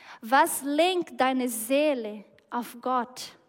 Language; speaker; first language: German; non-native, fluent; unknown